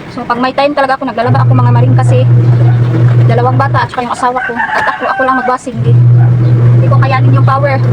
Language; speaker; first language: Filipino; non-native, local second language; Cebuano